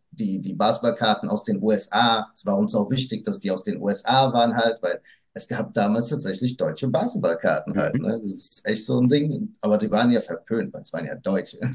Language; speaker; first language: German; early bilingual, other home language; Portuguese